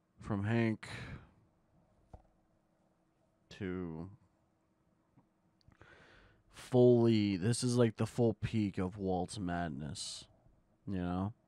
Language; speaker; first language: English; native; English